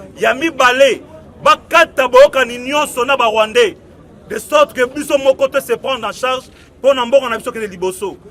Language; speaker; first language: Lingala; non-native, local second language; Kongo